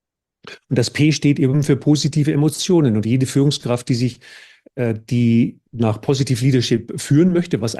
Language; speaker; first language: German; native; German